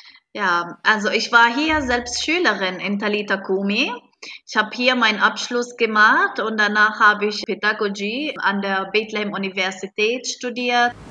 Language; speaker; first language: German; non-native, fluent; Arabic